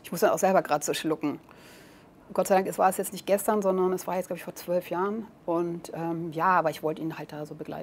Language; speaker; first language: German; native; German